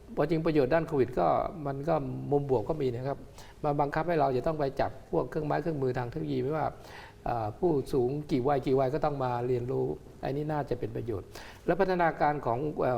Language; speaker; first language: Thai; native; Thai